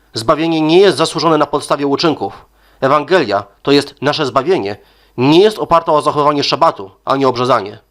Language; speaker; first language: Polish; native; Polish